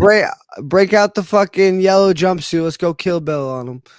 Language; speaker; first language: English; native; English